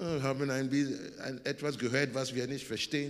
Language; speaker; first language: German; non-native, learner; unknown